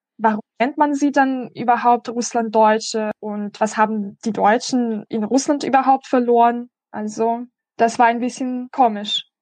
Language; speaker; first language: German; non-native, fluent; Russian